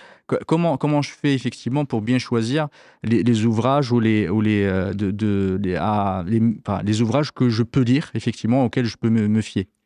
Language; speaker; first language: French; native; French